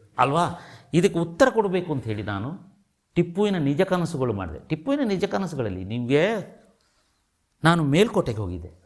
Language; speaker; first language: Kannada; non-native, local second language; Kodava